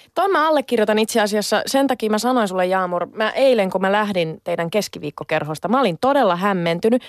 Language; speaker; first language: Finnish; native; Finnish